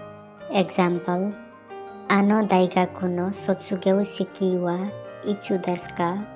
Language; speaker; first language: Japanese; non-native, learner; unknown